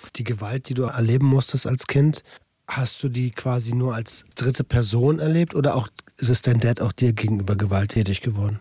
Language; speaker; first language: German; native; German